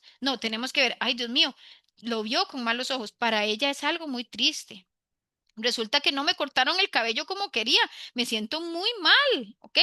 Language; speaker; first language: Spanish; native; Spanish